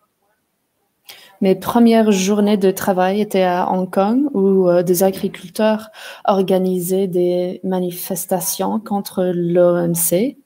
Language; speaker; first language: French; non-native, fluent; English